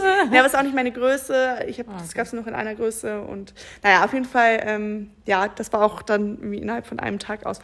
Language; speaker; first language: German; native; German